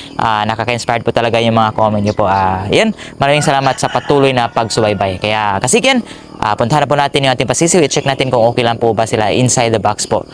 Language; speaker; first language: Filipino; non-native, local second language; Cebuano